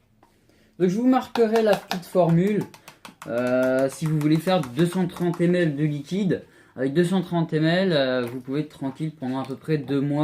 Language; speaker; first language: French; native; French